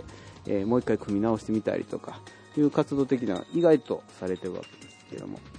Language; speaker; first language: Japanese; native; Japanese